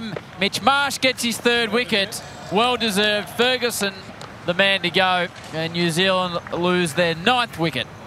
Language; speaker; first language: English; native; English